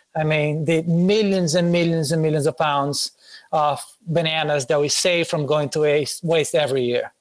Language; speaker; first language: English; non-native, fluent; Portuguese